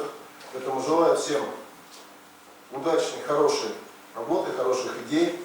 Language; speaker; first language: Russian; native; Russian